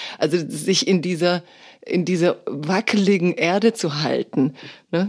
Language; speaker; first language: German; early bilingual, other home language; Croatian